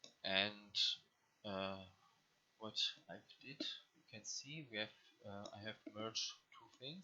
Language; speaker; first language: English; non-native, learner; German